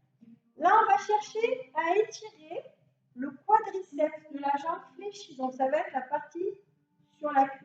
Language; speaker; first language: French; native; French